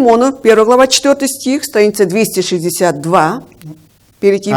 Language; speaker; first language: Russian; native; Russian